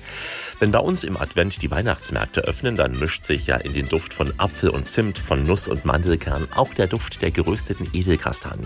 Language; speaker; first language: German; native; German